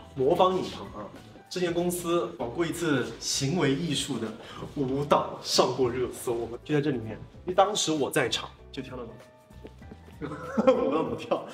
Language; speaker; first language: Chinese; native; Chinese